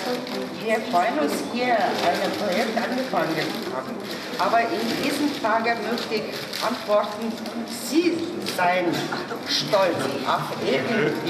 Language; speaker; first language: German; non-native, learner; Mongolian